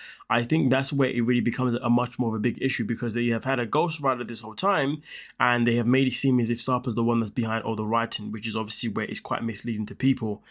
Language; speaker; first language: English; native; English